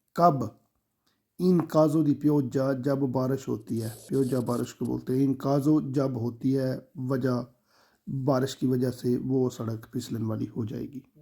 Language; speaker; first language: Urdu; non-native, local second language; Punjabi